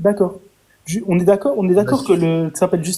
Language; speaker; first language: French; native; French